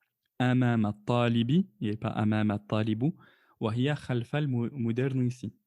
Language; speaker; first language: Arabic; non-native, fluent; French